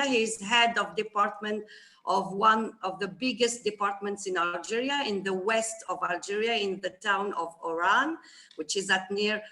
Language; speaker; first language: English; non-native, fluent; Arabic